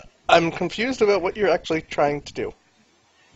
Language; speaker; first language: English; native; English